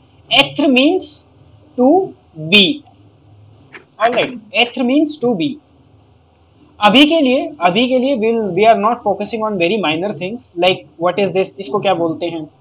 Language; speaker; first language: English; non-native, local second language; Hindi